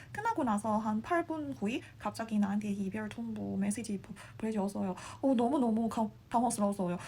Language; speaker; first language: Korean; non-native, learner; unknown